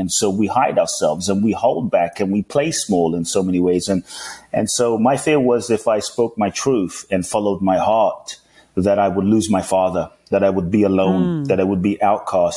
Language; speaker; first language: English; native; English